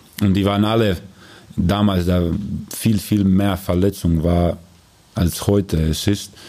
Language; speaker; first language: German; non-native, learner; Croatian